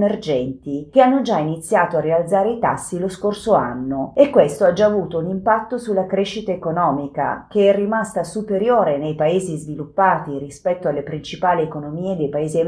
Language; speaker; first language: Italian; native; Italian